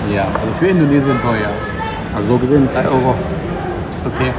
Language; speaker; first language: German; native; German